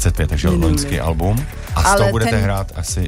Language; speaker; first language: Czech; native; Czech